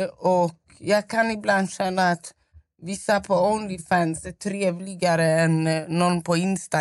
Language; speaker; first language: Swedish; non-native, local second language; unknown